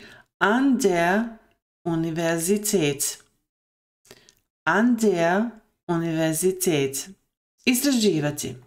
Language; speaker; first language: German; non-native, fluent; Bosnian